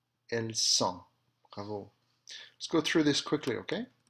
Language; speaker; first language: English; early bilingual, other home language; French